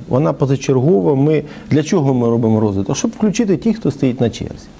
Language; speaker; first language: Ukrainian; native; Ukrainian